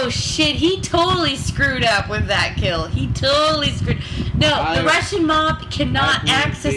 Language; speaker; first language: English; native; English